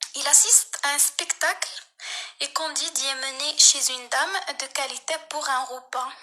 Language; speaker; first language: French; non-native, local second language; Arabic